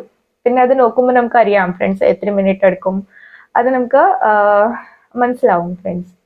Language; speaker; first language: Malayalam; non-native, learner; Hindi